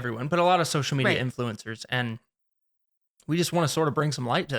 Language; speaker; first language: English; native; English